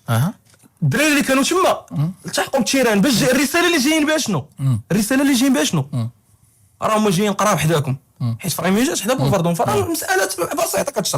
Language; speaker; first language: Arabic; native; Arabic